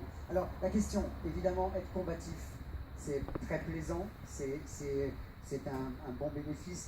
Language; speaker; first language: French; native; French